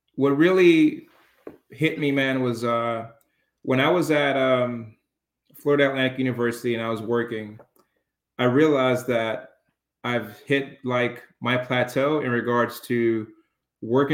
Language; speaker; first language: English; early bilingual, other home language; Jamaican Creole English